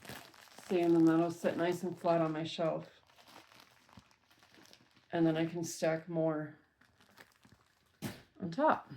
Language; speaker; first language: English; native; English